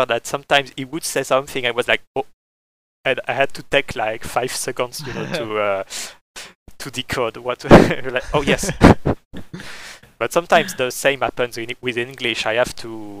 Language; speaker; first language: English; non-native, fluent; French